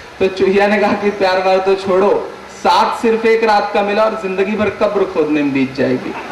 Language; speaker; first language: Hindi; native; Hindi